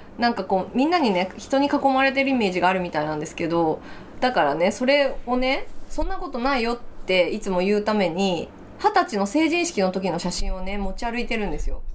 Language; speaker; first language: Japanese; native; Japanese